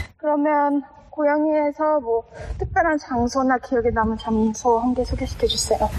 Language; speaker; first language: Korean; early bilingual, heritage; Korean